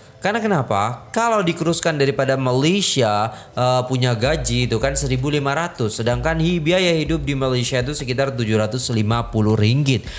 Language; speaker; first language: Indonesian; native; Indonesian